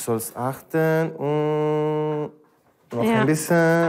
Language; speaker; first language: German; non-native, learner; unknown